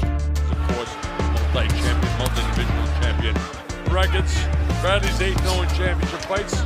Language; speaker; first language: English; native; English